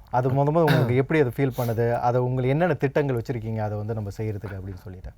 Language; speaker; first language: Tamil; native; Tamil